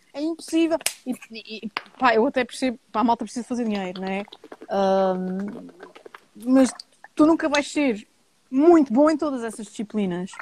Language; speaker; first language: Portuguese; native; Portuguese